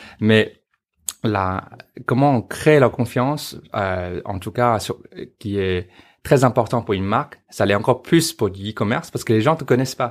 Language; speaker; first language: French; non-native, fluent; Chinese